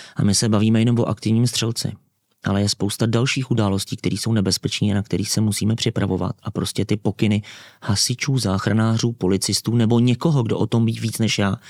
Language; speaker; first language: Czech; native; Czech